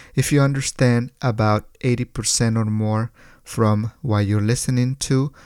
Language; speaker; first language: English; non-native, fluent; Spanish